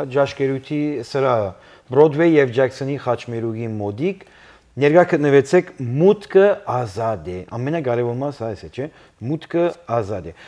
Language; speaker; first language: Armenian; early bilingual, heritage; Armenian